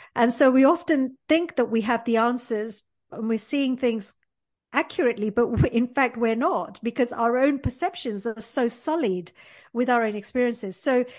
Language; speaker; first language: English; early bilingual, other home language; Gujarati